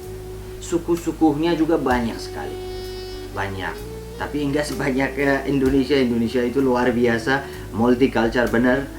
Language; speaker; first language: Indonesian; non-native, fluent; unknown